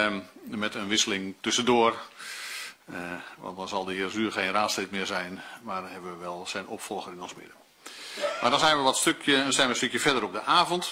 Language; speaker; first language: Dutch; native; Dutch